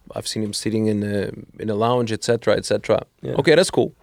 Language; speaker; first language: English; non-native, fluent; Russian